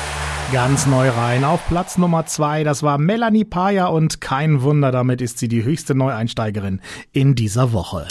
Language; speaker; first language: German; native; German